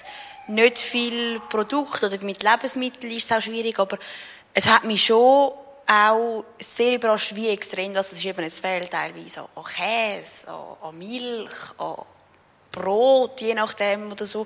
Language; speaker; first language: German; native; German